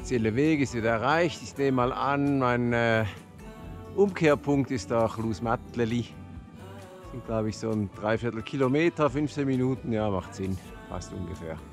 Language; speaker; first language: German; native; German